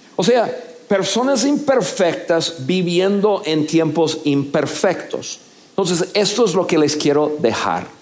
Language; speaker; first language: Spanish; non-native, fluent; English